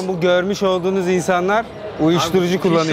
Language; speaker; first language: Turkish; native; Turkish